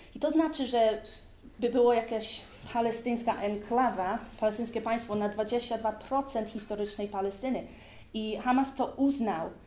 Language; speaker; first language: Polish; early bilingual, heritage; Polish